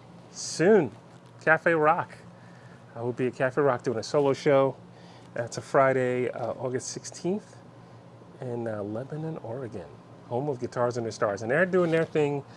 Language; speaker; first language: English; native; English